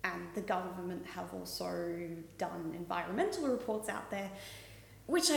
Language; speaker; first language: English; native; English